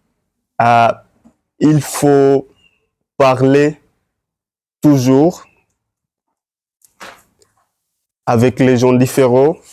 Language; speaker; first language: French; non-native, learner; Swahili